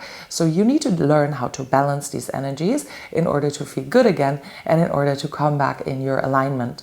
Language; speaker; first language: English; non-native, fluent; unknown